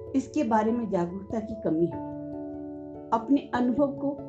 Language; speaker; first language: Hindi; native; Hindi